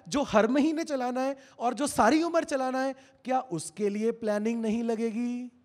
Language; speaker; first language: Hindi; native; Hindi